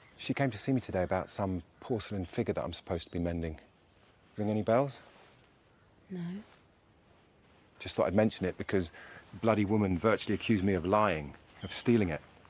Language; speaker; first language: English; native; English